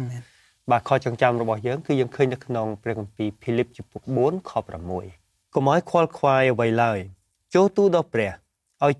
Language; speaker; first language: Khmer; native; Khmer